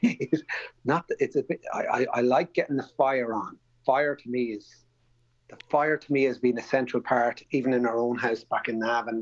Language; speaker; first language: English; native; English